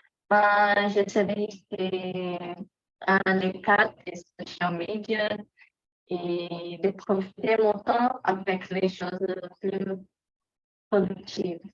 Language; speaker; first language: French; non-native, learner; Portuguese